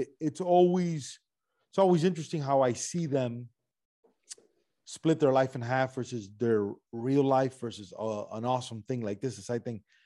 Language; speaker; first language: English; native; English